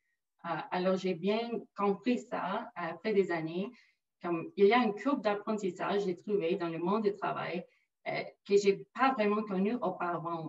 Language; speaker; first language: French; non-native, local second language; English